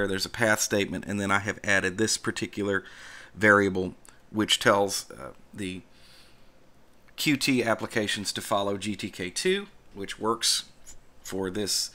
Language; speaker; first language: English; native; English